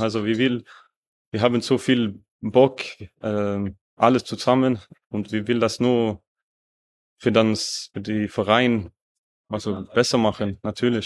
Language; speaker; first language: German; non-native, learner; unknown